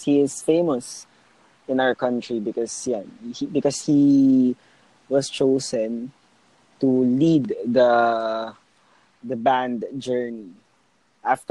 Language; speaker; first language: English; non-native, local second language; Filipino